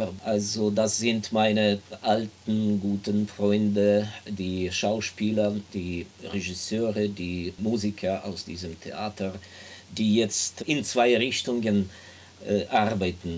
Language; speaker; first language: German; non-native, fluent; Ukrainian